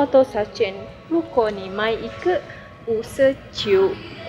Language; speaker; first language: Chinese; non-native, learner; Malay